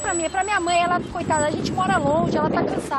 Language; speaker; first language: Portuguese; native; Portuguese